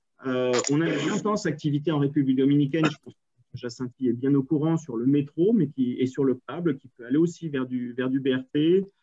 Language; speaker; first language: French; native; French